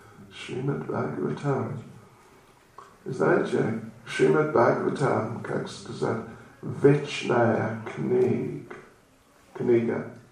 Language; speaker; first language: Russian; non-native, learner; English